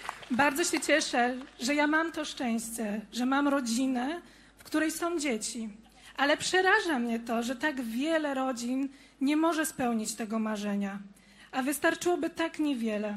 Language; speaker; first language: Polish; native; Polish